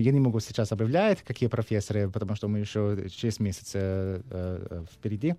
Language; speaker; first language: Russian; non-native, learner; English